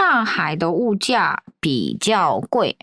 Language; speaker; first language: Chinese; non-native, fluent; Korean